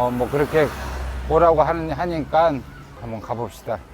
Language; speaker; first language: Korean; native; Korean